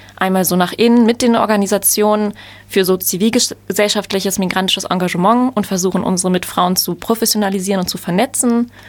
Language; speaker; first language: German; native; German